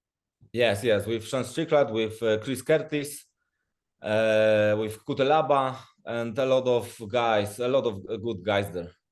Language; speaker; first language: English; non-native, learner; Polish